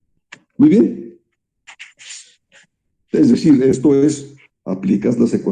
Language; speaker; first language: Spanish; native; Spanish